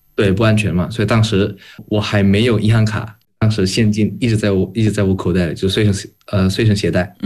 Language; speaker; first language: Chinese; non-native, fluent; Indonesian